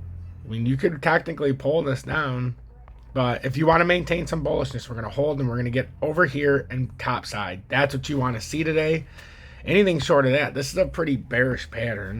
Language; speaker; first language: English; native; English